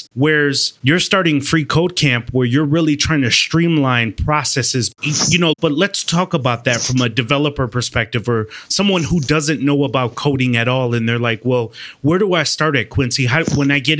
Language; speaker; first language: English; native; English